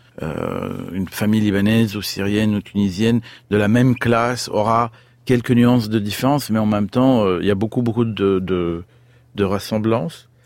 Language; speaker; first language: French; non-native, fluent; Arabic